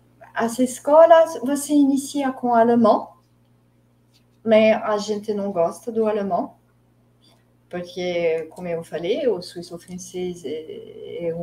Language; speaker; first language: Portuguese; non-native, fluent; French